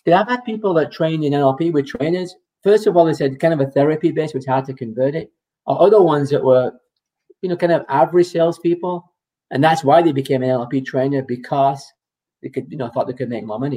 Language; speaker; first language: English; native; English